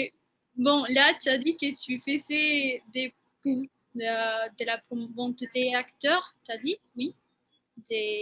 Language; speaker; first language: French; non-native, fluent; Spanish